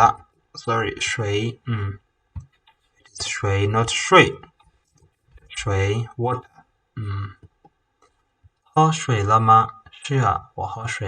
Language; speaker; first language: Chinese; non-native, fluent; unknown